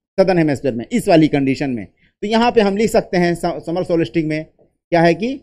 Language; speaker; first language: Hindi; native; Hindi